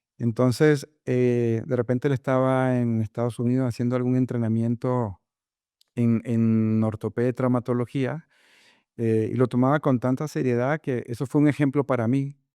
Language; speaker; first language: Spanish; native; Spanish